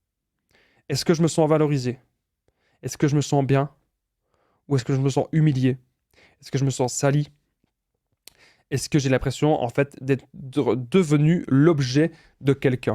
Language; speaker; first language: French; native; French